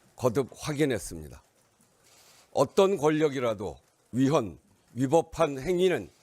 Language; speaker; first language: Korean; native; Korean